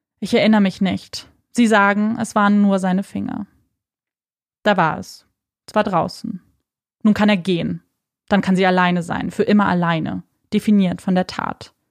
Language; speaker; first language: German; native; German